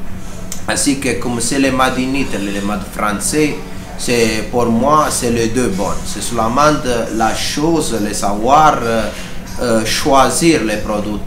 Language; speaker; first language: French; non-native, fluent; Italian